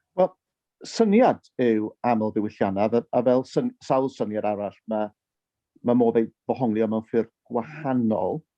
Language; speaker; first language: Welsh; early bilingual, heritage; Welsh